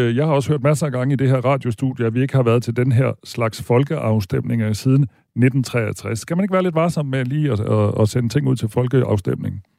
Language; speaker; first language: Danish; native; Danish